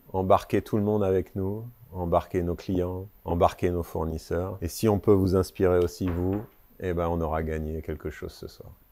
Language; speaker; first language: French; native; French